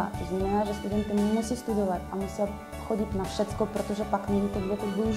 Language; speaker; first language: Czech; non-native, fluent; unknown